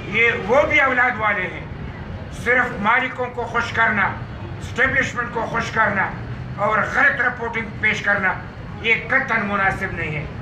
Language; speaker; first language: Urdu; non-native, local second language; Pashto